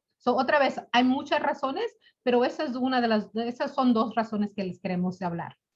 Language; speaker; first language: Spanish; early bilingual, other home language; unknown